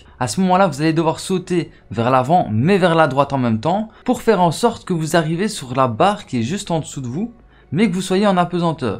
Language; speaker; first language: French; native; French